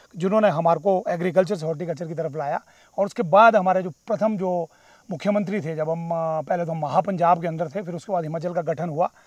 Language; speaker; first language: Hindi; native; Hindi